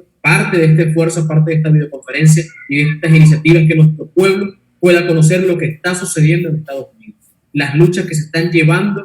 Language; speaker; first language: Spanish; native; Spanish